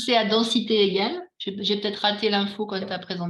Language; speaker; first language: French; native; French